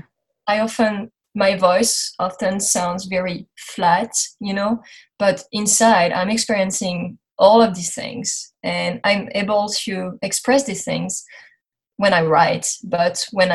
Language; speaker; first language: English; non-native, fluent; French